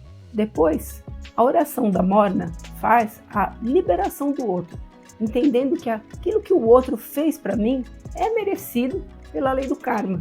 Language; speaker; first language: Portuguese; native; Portuguese